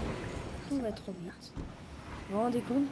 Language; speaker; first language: French; native; French